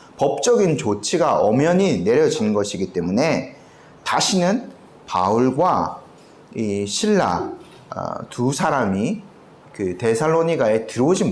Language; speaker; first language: Korean; native; Korean